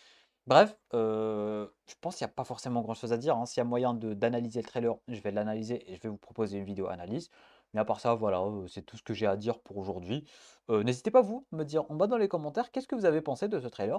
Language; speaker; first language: French; native; French